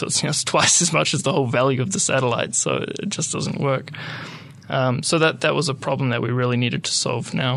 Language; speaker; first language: English; native; English